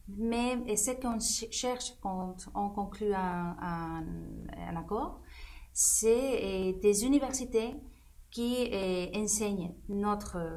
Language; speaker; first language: French; non-native, fluent; Spanish